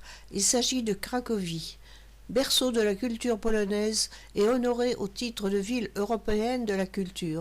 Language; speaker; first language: French; native; French